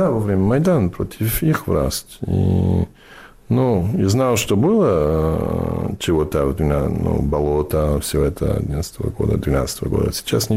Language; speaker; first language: Russian; non-native, fluent; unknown